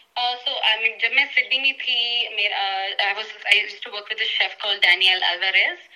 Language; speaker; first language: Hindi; non-native, local second language; Tamil